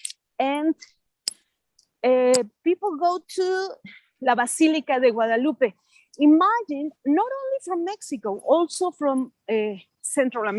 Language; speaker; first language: English; non-native, fluent; Spanish